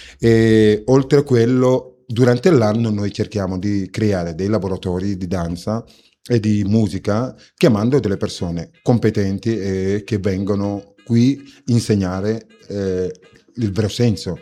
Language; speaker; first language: Italian; non-native, fluent; Wolof